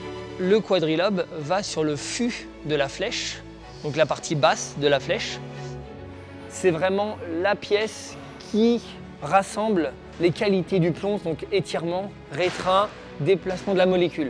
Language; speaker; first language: French; native; French